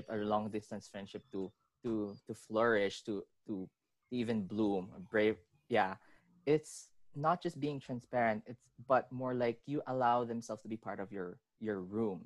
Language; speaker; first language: English; non-native, local second language; Filipino